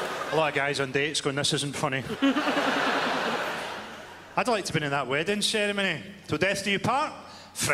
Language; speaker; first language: English; native; English